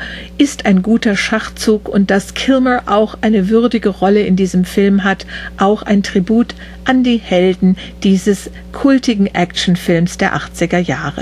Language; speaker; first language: German; native; German